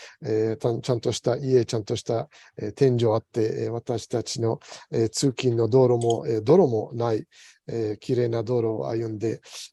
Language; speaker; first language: Japanese; non-native, fluent; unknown